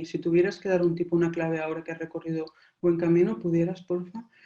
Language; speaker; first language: Spanish; native; Spanish